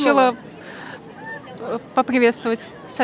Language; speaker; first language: Russian; non-native, local second language; Kazakh